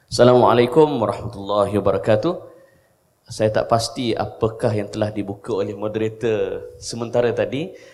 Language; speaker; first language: Malay; native; Malay